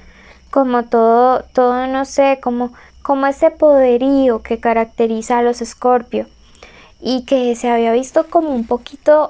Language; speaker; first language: Spanish; native; Spanish